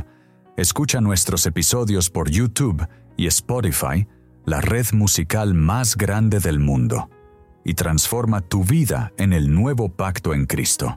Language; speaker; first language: Spanish; native; Spanish